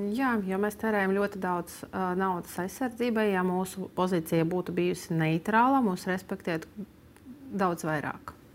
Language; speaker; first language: Latvian; non-native, local second language; Russian